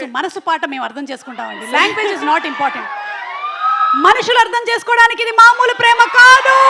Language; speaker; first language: Telugu; native; Telugu